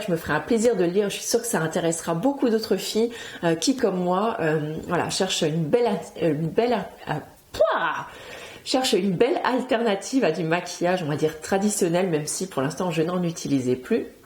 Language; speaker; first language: French; native; French